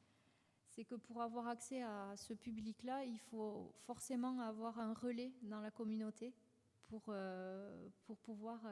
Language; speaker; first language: French; native; French